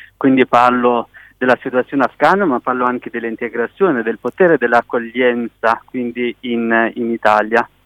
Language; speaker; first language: Italian; early bilingual, other home language; Persian